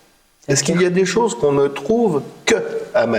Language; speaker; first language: French; native; French